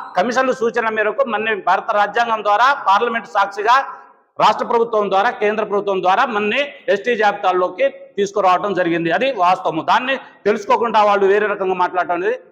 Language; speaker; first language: Telugu; non-native, local second language; Lambadi